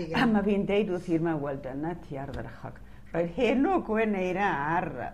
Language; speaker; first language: Welsh; early bilingual, heritage; Welsh